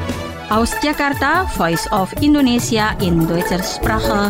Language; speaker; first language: German; non-native, fluent; Indonesian